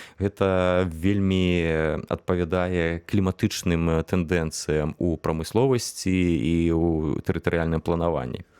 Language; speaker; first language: Belarusian; non-native, local second language; Russian